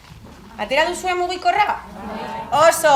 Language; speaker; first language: Basque; non-native, local second language; Spanish